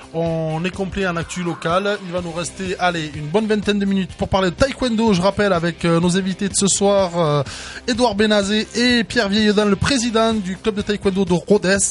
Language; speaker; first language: French; native; French